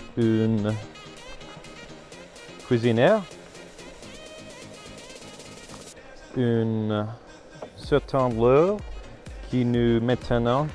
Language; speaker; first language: French; non-native, learner; English